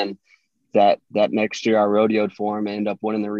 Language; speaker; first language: English; native; English